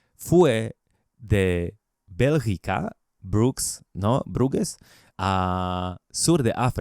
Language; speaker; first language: Spanish; non-native, learner; Slovak